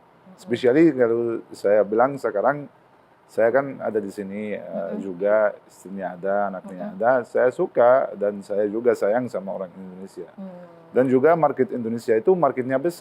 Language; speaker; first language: Indonesian; non-native, learner; Arabic